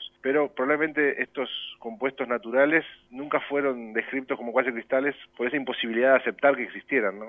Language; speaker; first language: Spanish; native; Spanish